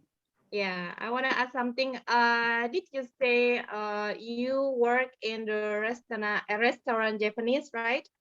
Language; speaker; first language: English; non-native, learner; Indonesian